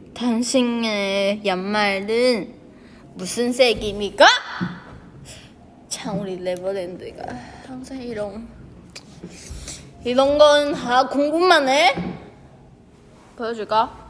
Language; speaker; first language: Korean; non-native, fluent; Chinese